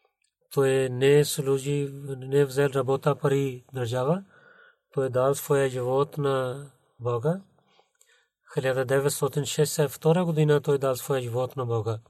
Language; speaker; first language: Bulgarian; non-native, learner; Urdu